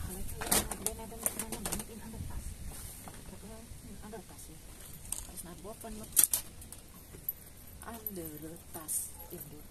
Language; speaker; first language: Dutch; non-native, learner; Indonesian